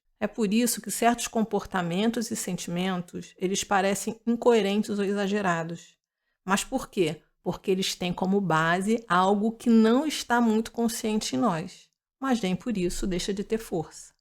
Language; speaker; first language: Portuguese; native; Portuguese